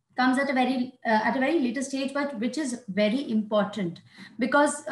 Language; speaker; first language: English; non-native, local second language; Hindi